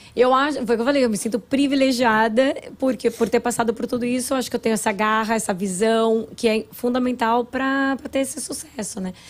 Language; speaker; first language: Portuguese; native; Portuguese